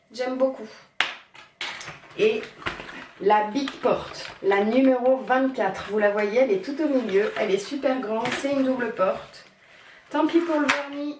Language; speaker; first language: French; native; French